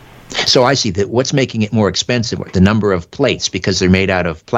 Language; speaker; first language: English; native; English